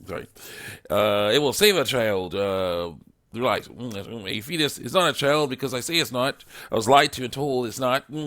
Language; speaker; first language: English; native; English